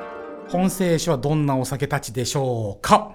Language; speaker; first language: Japanese; native; Japanese